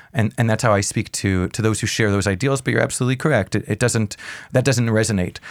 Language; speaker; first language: English; native; English